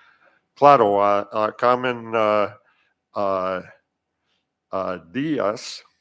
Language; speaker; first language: Spanish; non-native, fluent; English